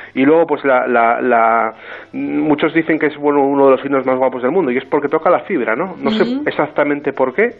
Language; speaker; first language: Spanish; non-native, local second language; Asturian